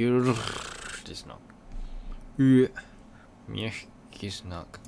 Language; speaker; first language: Russian; non-native, learner; English